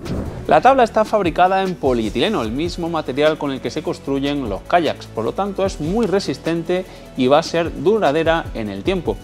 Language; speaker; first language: Spanish; native; Spanish